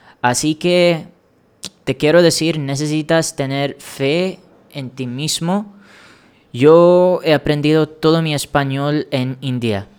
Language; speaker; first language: Spanish; non-native, fluent; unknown